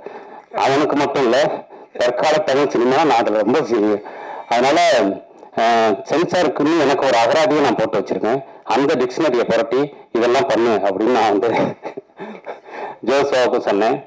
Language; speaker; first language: Tamil; native; Tamil